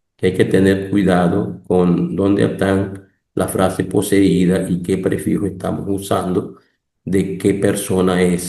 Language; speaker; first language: Spanish; non-native, local second language; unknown